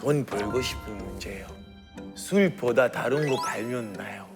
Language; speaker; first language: Korean; non-native, fluent; French